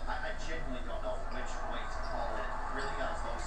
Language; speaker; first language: English; native; English